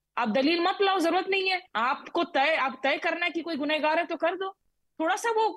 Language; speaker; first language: Hindi; native; Hindi